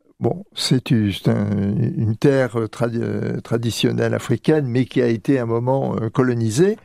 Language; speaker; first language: French; native; French